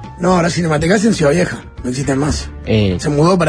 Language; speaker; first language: Spanish; native; Spanish